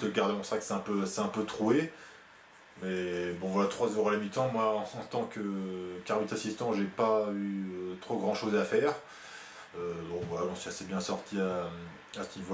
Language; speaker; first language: French; native; French